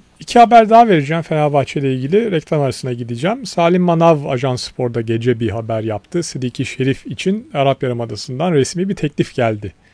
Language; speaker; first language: Turkish; native; Turkish